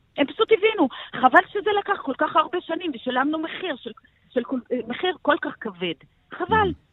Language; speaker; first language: Hebrew; non-native, local second language; Arabic